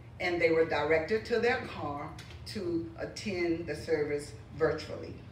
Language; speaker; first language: English; native; English